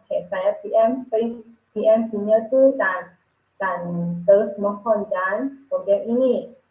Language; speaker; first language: Malay; non-native, local second language; Chinese